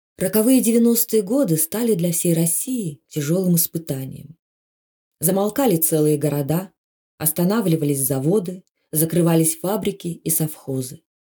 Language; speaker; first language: Russian; non-native, local second language; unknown